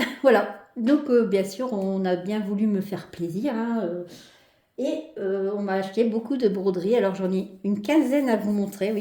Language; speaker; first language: French; native; French